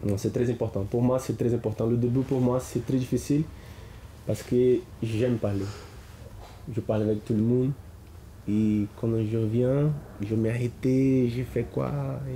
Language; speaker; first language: French; non-native, learner; Portuguese